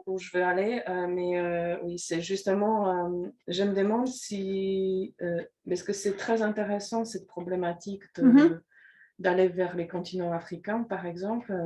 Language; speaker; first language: French; non-native, fluent; Polish